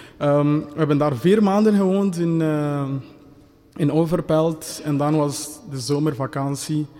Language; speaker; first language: Dutch; non-native, fluent; Kinyarwanda